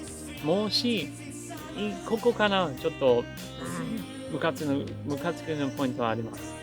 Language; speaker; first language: Japanese; non-native, learner; English